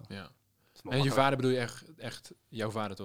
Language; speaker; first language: Dutch; native; Dutch